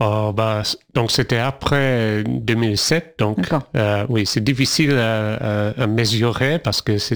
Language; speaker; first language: French; non-native, fluent; English